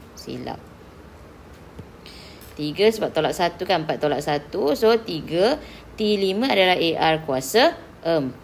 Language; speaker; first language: Malay; native; Malay